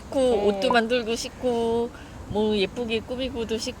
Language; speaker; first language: Korean; native; Korean